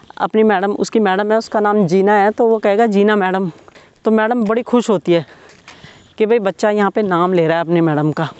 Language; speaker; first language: Hindi; native; Hindi